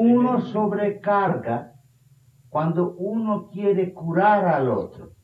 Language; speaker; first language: Spanish; non-native, fluent; Bangla